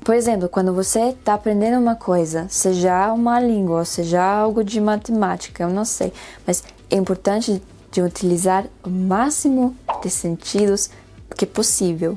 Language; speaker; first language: Portuguese; non-native, fluent; Spanish